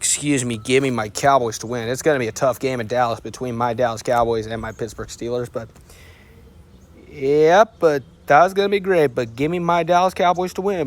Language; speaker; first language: English; native; English